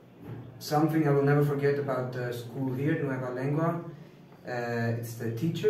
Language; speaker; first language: English; non-native, fluent; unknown